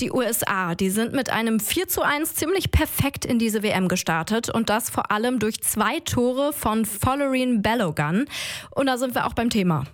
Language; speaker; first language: German; native; German